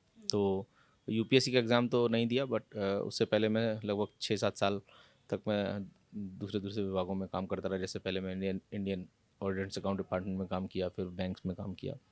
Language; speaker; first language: Hindi; native; Hindi